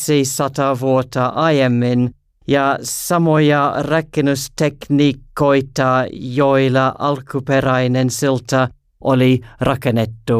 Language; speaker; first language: Finnish; non-native, learner; English